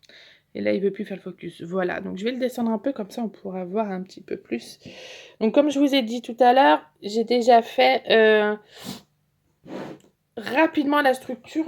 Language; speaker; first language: French; native; French